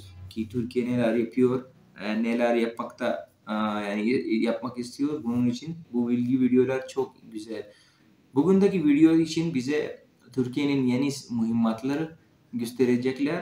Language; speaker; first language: Turkish; non-native, fluent; Urdu